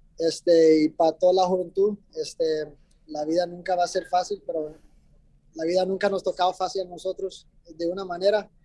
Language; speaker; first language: Spanish; early bilingual, heritage; Spanish